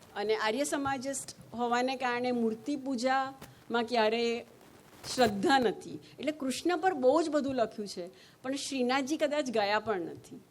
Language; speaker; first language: Gujarati; native; Gujarati